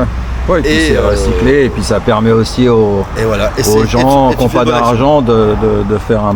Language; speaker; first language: French; native; French